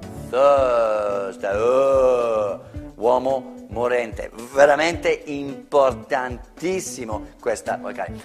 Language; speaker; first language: Italian; non-native, fluent; English